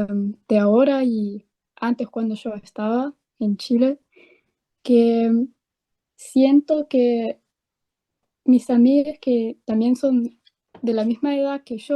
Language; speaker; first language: Spanish; non-native, fluent; German